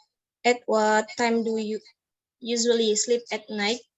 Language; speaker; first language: English; non-native, learner; Indonesian